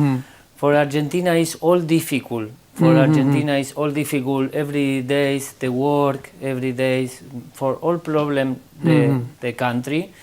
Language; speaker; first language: English; non-native, learner; Spanish